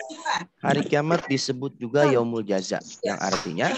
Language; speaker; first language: Indonesian; native; Indonesian